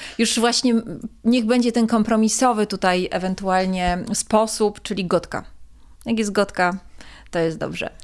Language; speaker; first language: Polish; native; Polish